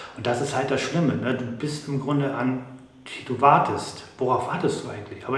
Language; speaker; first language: German; native; German